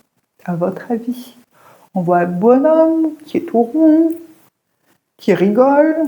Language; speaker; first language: French; native; French